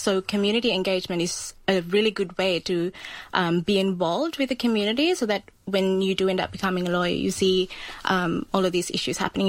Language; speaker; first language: English; non-native, local second language; Sinhala